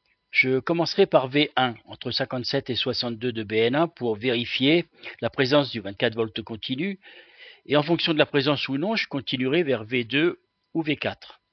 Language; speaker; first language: French; native; French